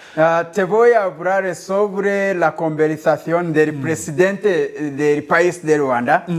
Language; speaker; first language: Spanish; non-native, learner; Kinyarwanda